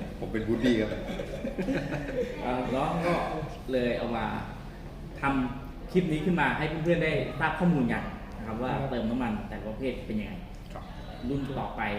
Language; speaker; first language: Thai; native; Thai